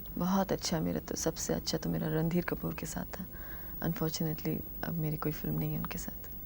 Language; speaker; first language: Hindi; non-native, local second language; Tamil